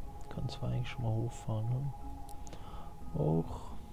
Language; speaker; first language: German; native; German